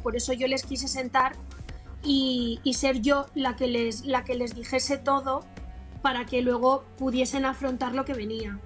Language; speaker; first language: Spanish; native; Spanish